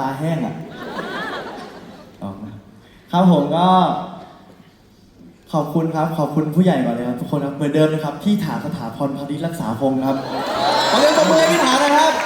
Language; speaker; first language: Thai; native; Thai